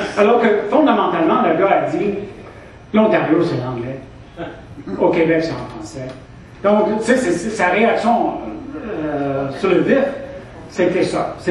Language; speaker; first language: French; non-native, local second language; English